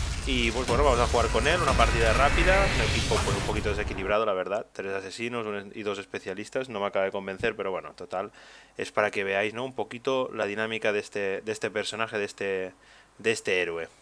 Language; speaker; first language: Spanish; native; Spanish